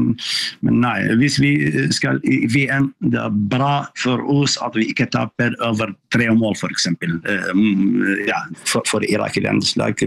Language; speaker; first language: Norwegian; non-native, learner; Arabic